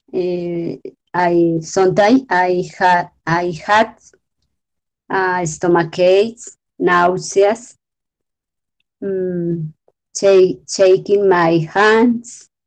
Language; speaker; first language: English; non-native, learner; Spanish